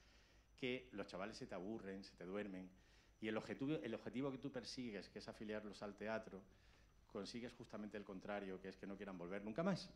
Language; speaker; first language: Spanish; native; Spanish